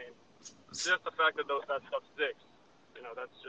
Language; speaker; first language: English; native; English